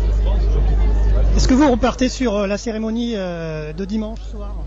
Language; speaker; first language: French; native; French